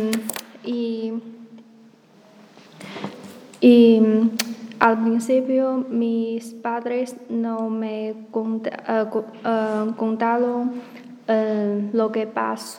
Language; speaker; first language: Spanish; non-native, learner; Chinese